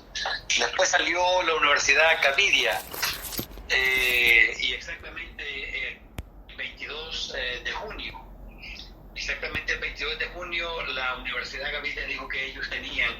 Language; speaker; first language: Spanish; native; Spanish